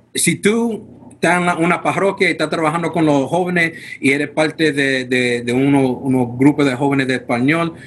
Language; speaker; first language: Spanish; non-native, fluent; English